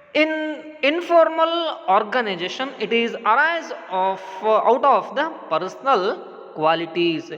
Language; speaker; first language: English; non-native, local second language; Kannada